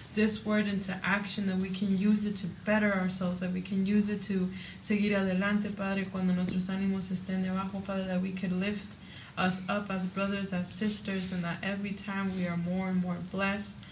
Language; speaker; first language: English; early bilingual, other home language; Spanish